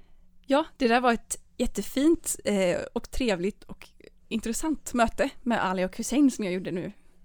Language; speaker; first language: Swedish; native; Swedish